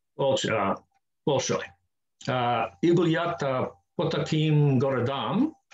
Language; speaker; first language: Russian; non-native, learner; English